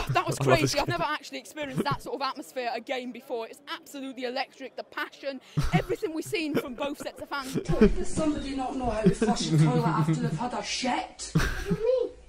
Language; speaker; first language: English; native; English